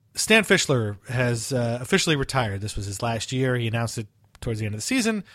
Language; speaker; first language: English; early bilingual, other home language; Italian